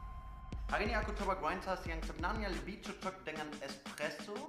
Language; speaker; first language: Indonesian; non-native, fluent; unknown